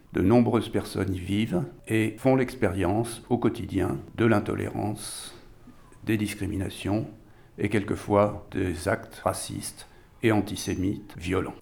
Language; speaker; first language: French; native; French